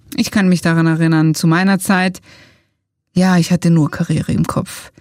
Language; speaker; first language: German; early bilingual, other home language; Italian